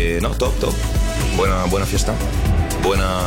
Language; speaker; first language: Spanish; non-native, fluent; French